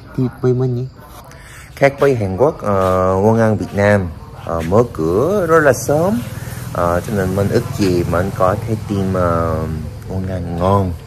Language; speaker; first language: Vietnamese; non-native, learner; Korean